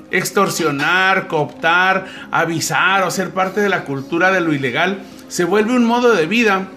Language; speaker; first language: Spanish; native; Spanish